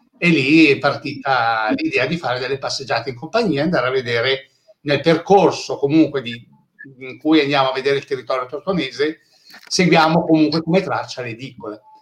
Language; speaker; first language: Italian; native; Italian